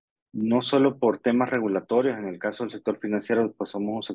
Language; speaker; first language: Spanish; native; Spanish